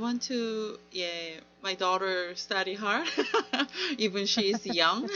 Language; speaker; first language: English; non-native, learner; Korean